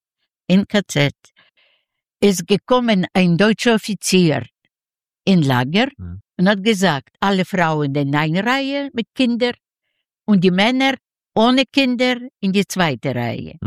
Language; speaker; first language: German; non-native, learner; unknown